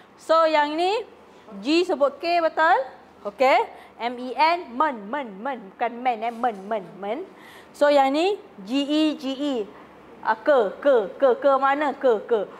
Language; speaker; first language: Malay; native; Malay